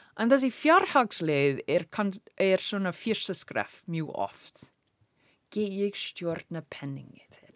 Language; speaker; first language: Icelandic; non-native, learner; English